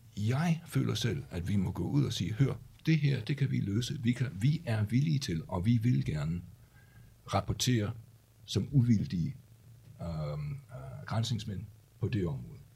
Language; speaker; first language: Danish; native; Danish